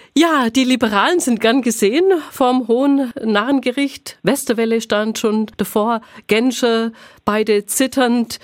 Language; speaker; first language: German; native; German